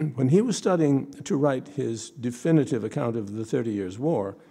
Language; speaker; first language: English; native; English